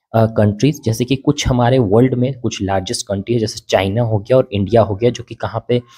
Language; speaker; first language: Hindi; native; Hindi